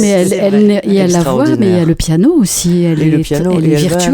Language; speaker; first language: French; native; French